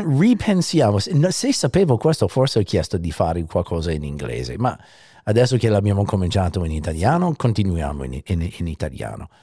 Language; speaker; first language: Italian; non-native, fluent; English